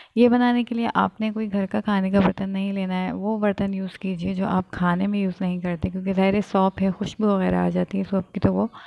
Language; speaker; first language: Urdu; native; Urdu